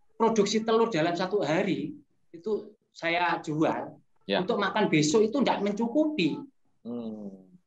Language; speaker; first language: Indonesian; native; Indonesian